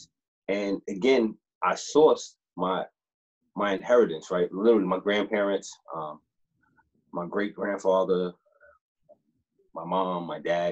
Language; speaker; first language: English; native; English